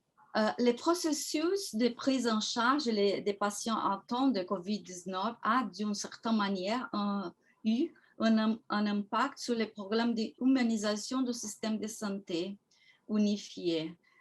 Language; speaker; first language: French; non-native, fluent; Portuguese